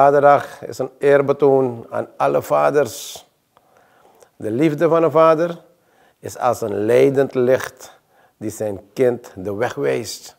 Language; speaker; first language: Dutch; native; Dutch